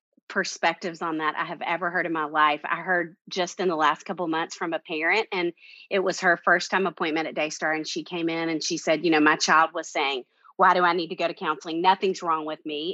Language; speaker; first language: English; native; English